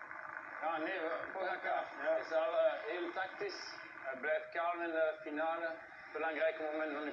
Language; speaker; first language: Dutch; non-native, local second language; French